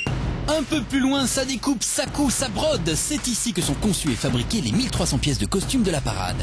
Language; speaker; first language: French; native; French